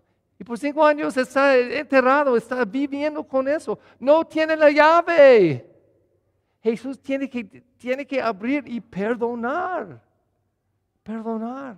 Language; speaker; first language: Spanish; non-native, fluent; English